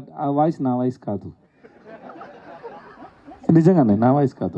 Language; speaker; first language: Telugu; non-native, learner; Tamil